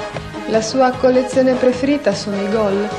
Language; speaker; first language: Italian; native; Italian